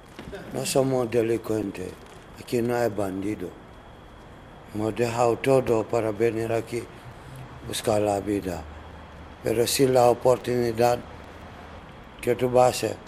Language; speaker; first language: Spanish; non-native, learner; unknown